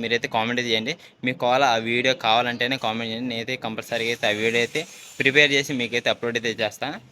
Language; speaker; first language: Telugu; native; Telugu